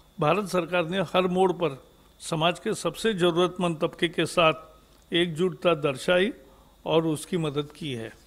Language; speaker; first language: Hindi; non-native, local second language; Marathi